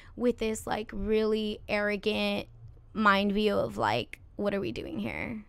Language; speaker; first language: English; native; English